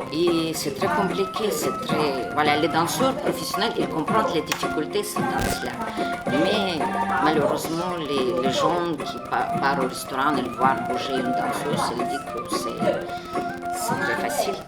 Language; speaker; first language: French; non-native, fluent; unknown